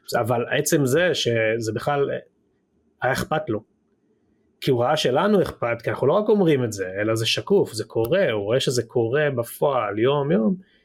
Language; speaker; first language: Hebrew; native; Hebrew